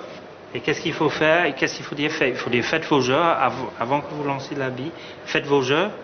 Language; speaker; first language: French; non-native, fluent; English